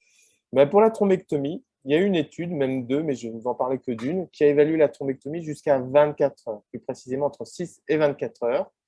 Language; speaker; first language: French; native; French